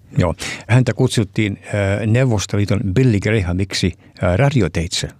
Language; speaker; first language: Finnish; early bilingual, heritage; Finnish